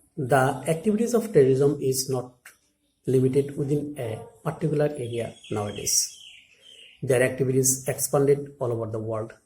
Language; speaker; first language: English; non-native, local second language; Assamese